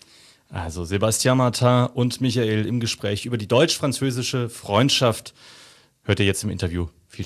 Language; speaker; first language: German; native; German